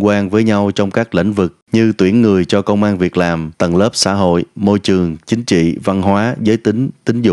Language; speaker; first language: Vietnamese; native; Vietnamese